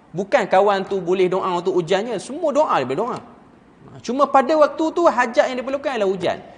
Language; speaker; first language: Malay; native; Malay